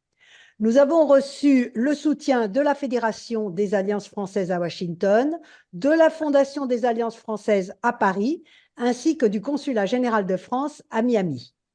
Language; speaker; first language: French; native; French